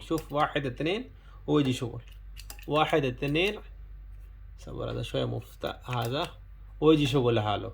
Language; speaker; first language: Arabic; non-native, learner; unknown